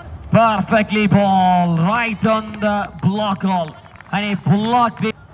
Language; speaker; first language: English; non-native, local second language; Malayalam